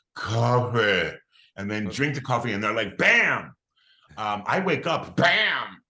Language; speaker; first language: English; native; English